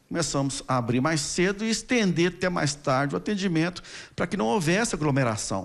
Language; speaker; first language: Portuguese; native; Portuguese